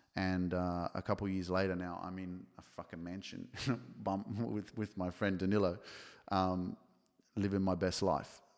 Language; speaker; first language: English; early bilingual, other home language; Polish